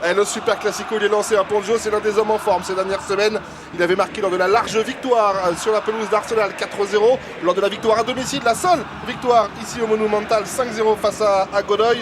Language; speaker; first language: French; native; French